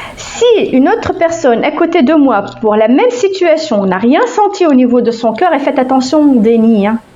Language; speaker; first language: French; non-native, local second language; Arabic